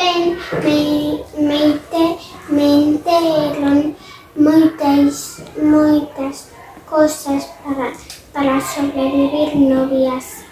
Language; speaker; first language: Galician; non-native, local second language; Spanish